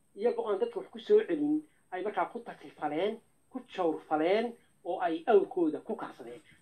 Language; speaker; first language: Somali; native; Somali